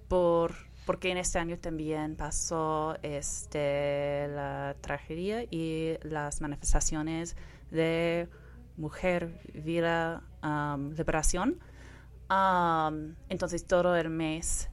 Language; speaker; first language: Spanish; non-native, fluent; English